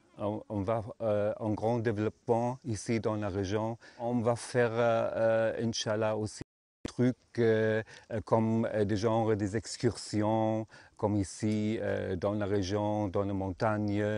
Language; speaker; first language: French; non-native, learner; Arabic